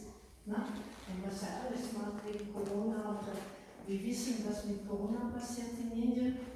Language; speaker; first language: German; non-native, fluent; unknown